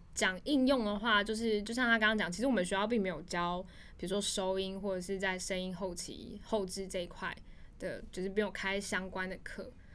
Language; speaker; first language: Chinese; native; Chinese